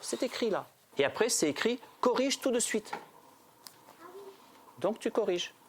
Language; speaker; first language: French; native; French